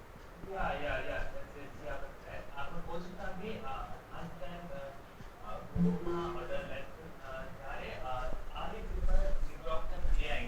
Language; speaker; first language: German; non-native, learner; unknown